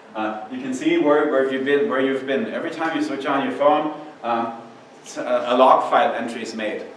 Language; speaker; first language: English; non-native, fluent; German